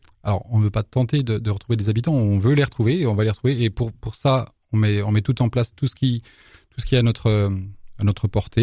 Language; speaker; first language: French; native; French